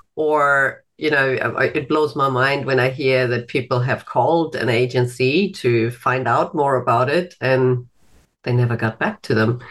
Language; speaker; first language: English; non-native, fluent; German